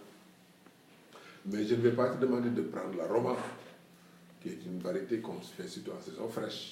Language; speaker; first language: French; non-native, local second language; Wolof